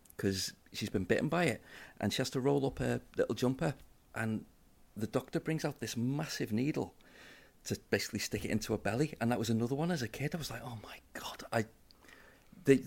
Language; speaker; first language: English; native; English